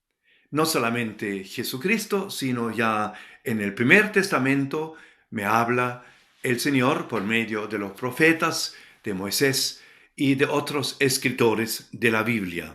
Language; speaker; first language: Spanish; non-native, fluent; German